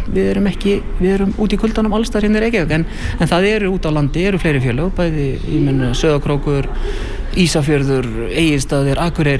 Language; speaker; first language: Icelandic; native; Icelandic